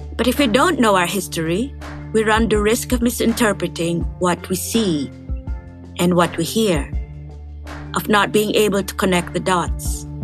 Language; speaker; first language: English; non-native, local second language; Filipino